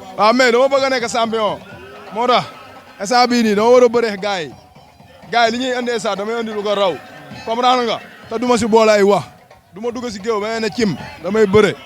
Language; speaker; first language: Wolof; native; Wolof